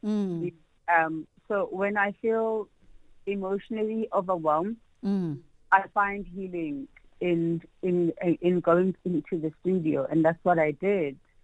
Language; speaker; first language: English; non-native, local second language; Xhosa